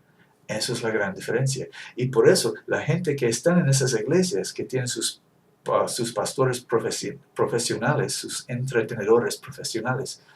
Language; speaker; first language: Spanish; non-native, fluent; English